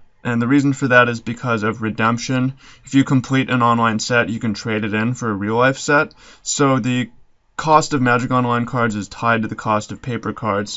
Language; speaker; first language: English; native; English